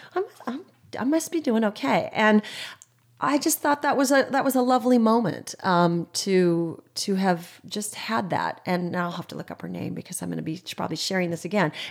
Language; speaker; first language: English; native; English